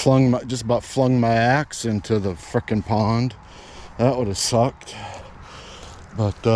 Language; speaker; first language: English; native; English